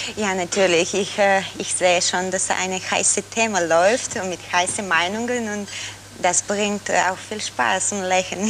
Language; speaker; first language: German; non-native, fluent; Bulgarian